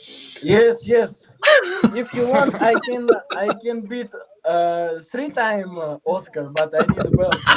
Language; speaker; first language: English; non-native, learner; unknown